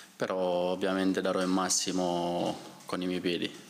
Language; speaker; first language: Italian; native; Italian